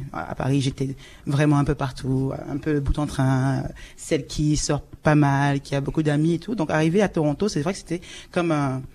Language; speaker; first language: French; native; French